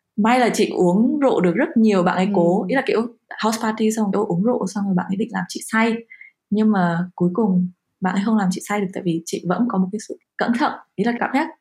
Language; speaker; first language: Vietnamese; early bilingual, heritage; Vietnamese